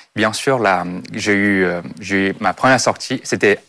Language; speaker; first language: French; non-native, fluent; Chinese